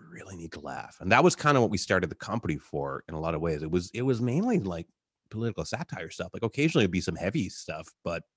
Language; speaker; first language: English; native; English